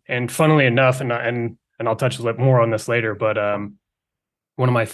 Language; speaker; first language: English; native; English